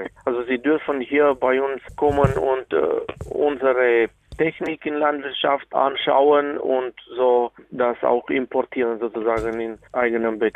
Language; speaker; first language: German; non-native, fluent; Romanian